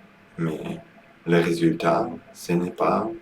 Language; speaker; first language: French; non-native, learner; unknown